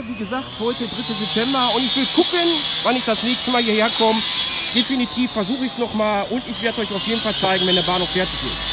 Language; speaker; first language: German; native; German